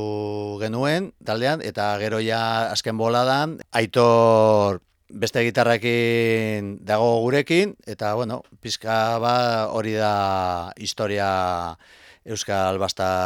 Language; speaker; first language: Basque; non-native, local second language; Spanish